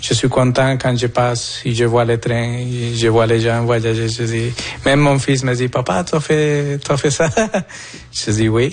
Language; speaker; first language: French; non-native, fluent; Spanish